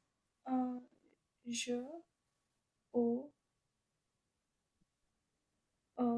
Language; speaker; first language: French; non-native, learner; Hindi